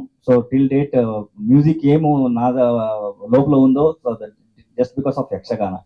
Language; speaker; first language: Telugu; non-native, learner; Kannada